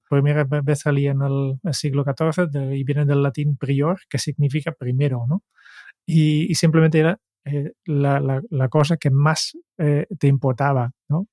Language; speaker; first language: Spanish; non-native, fluent; Dutch